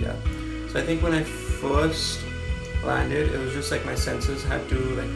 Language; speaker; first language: English; non-native, local second language; Hindi